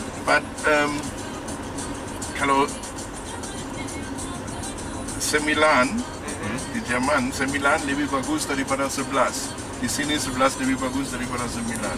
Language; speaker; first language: Indonesian; non-native, learner; German